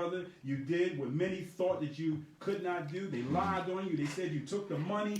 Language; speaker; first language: English; native; English